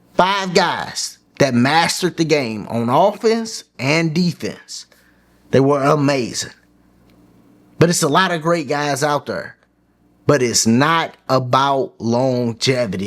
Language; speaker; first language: English; native; English